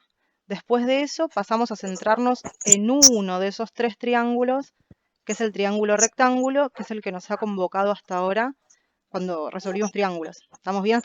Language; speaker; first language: Spanish; native; Spanish